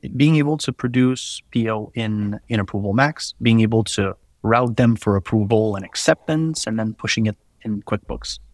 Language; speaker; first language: English; non-native, fluent; French